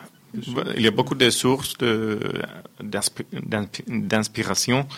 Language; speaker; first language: French; non-native, fluent; Finnish